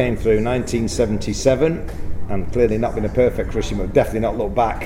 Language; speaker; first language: English; native; English